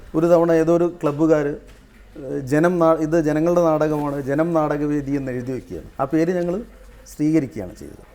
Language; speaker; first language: Malayalam; native; Malayalam